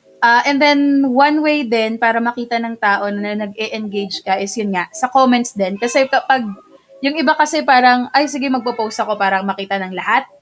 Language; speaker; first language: Filipino; non-native, local second language; Bikol